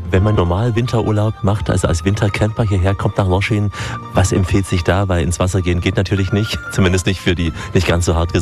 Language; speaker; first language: German; native; German